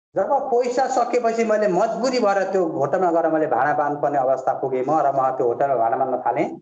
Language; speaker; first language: Nepali; native; Nepali